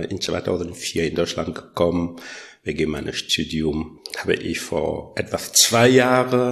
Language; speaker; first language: German; non-native, learner; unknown